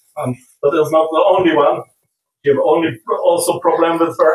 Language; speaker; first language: English; non-native, learner; German